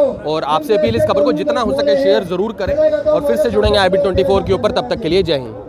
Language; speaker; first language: Hindi; native; Hindi